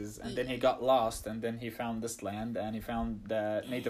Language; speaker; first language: English; non-native, fluent; Arabic